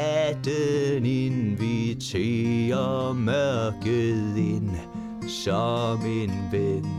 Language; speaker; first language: Danish; native; Danish